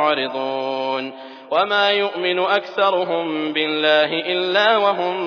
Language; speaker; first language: Arabic; native; Arabic